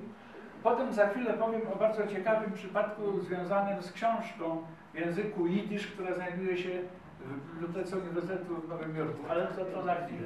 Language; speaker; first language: Polish; native; Polish